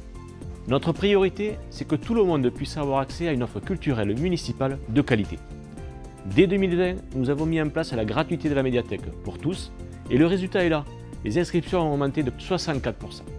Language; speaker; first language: French; native; French